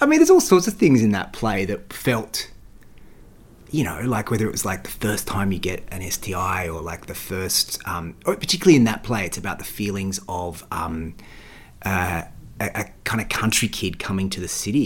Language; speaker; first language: English; native; English